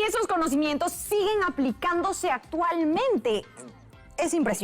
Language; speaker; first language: Spanish; native; Spanish